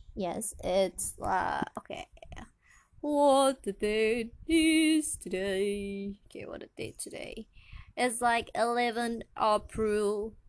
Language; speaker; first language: English; non-native, learner; Indonesian